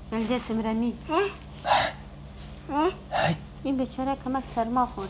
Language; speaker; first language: Persian; native; Persian